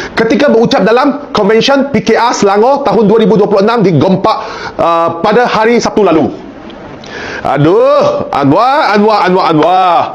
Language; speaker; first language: Malay; non-native, local second language; Chinese